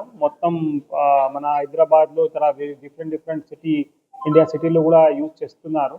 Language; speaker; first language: Telugu; non-native, local second language; Urdu